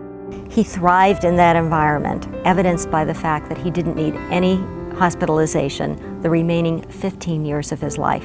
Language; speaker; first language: English; native; English